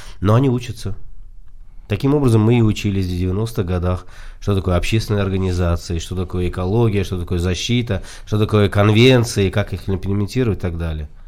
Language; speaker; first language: Russian; non-native, local second language; Tajik